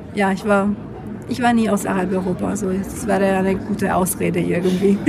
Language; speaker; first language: German; non-native, fluent; Italian